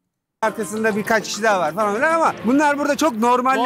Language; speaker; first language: Turkish; native; Turkish